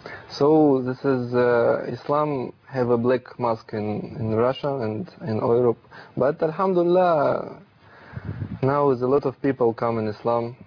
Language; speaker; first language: English; non-native, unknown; Russian